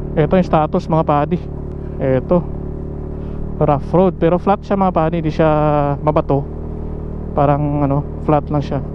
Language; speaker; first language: Filipino; non-native, local second language; Hiligaynon